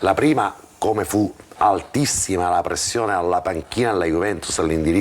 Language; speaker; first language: Italian; native; Italian